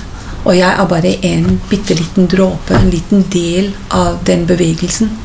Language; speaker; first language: Norwegian; non-native, fluent; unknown